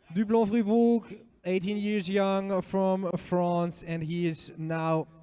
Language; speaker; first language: English; non-native, fluent; German